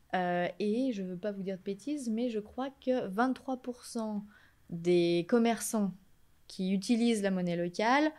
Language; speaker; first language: French; native; French